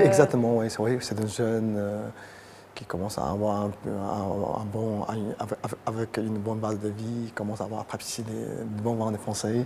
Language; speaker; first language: French; non-native, fluent; Chinese